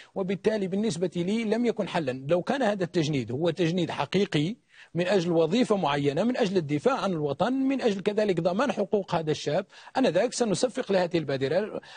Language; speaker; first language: Arabic; native; Arabic